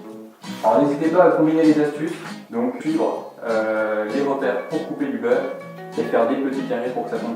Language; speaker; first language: French; native; French